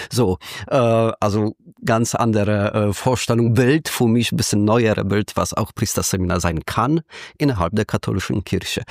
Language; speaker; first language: German; non-native, fluent; Polish